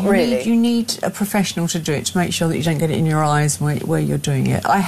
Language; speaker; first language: English; native; English